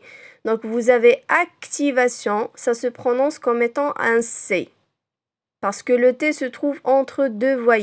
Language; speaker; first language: French; non-native, local second language; Arabic